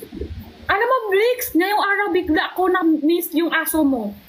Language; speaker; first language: Filipino; non-native, learner; Chinese